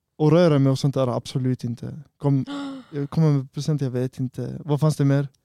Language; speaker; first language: Swedish; early bilingual, other home language; Arabic